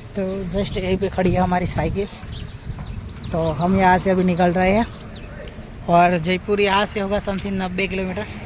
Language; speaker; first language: Hindi; non-native, local second language; Gujarati